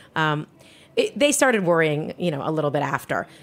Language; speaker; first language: English; native; English